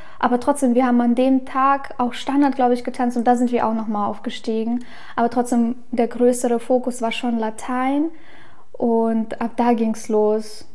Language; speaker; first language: German; early bilingual, other home language; Ukrainian